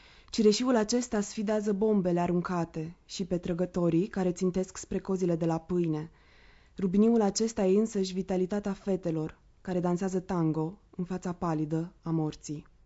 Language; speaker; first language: Romanian; native; Romanian